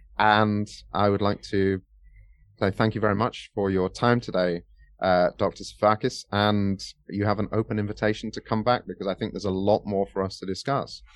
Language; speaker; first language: English; native; English